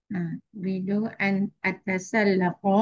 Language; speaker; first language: Arabic; non-native, learner; Malay